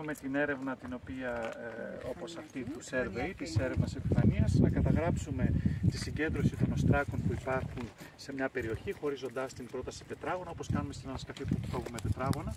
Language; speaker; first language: Greek; native; Greek